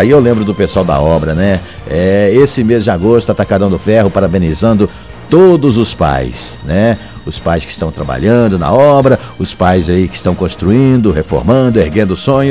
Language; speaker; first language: Portuguese; native; Portuguese